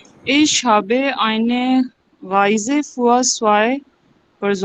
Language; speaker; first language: German; non-native, learner; Urdu